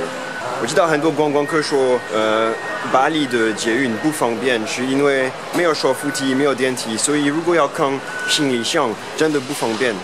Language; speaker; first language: Chinese; non-native, fluent; French